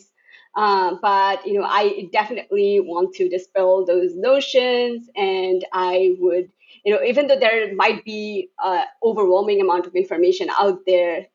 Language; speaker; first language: English; non-native, local second language; Bangla